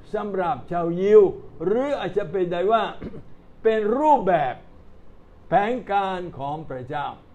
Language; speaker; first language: Thai; non-native, fluent; Italian